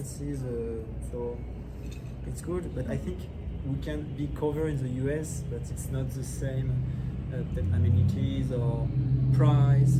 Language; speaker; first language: English; non-native, learner; French